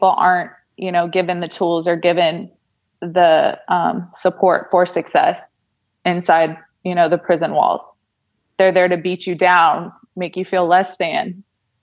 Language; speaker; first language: English; native; English